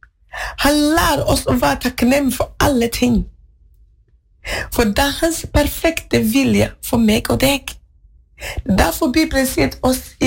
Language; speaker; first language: Norwegian; non-native, fluent; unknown